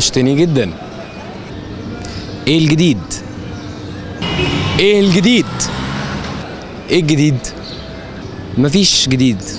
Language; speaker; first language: Arabic; non-native, learner; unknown